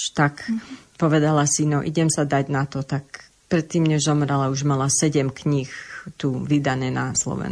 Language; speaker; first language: Slovak; early bilingual, heritage; Slovak